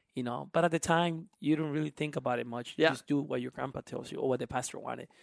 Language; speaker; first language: English; early bilingual, other home language; Spanish